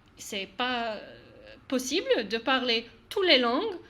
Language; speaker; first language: French; non-native, learner; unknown